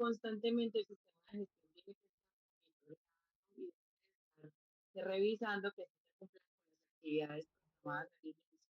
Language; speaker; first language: Spanish; native; Spanish